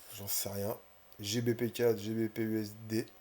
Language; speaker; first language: French; native; French